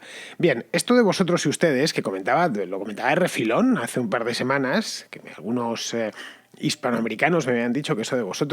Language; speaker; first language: Spanish; native; Spanish